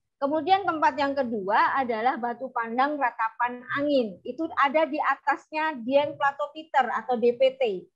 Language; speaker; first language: Indonesian; non-native, local second language; Javanese